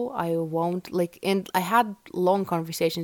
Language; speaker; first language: English; non-native, fluent; Russian